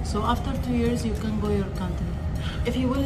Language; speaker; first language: English; non-native, learner; Arabic